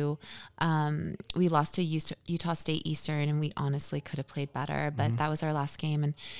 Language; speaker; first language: English; native; English